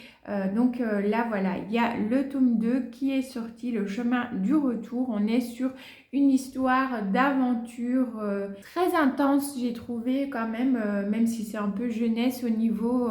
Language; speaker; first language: French; native; French